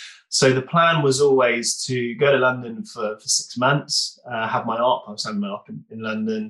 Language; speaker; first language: English; native; English